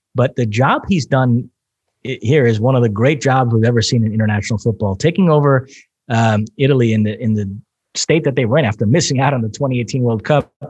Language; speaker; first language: English; non-native, fluent; Portuguese